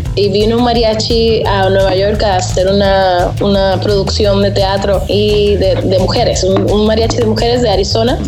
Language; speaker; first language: Spanish; native; Spanish